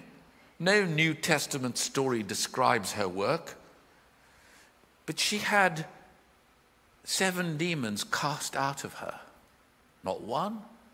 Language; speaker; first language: English; native; English